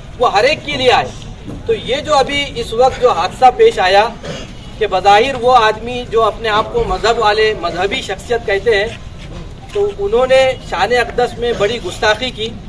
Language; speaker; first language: Urdu; native; Urdu